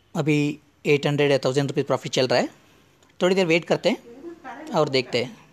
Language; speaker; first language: Hindi; non-native, local second language; Kannada